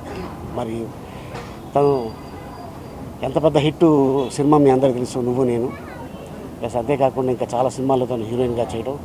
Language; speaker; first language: Telugu; native; Telugu